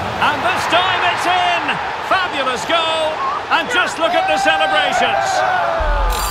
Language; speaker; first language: English; native; English